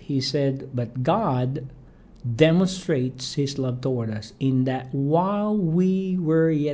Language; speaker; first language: English; non-native, local second language; Filipino